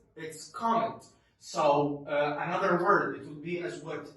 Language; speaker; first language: English; non-native, fluent; Arabic